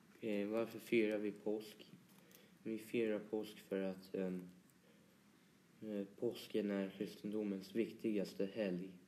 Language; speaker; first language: Swedish; early bilingual, other home language; Polish